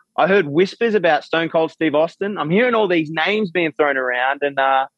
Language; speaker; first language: English; native; English